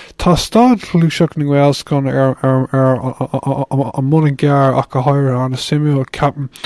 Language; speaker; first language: Irish; non-native, local second language; English